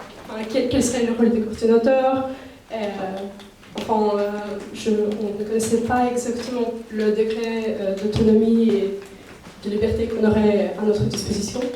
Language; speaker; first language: French; non-native, fluent; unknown